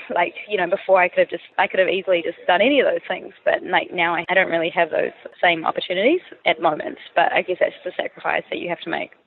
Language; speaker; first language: English; native; English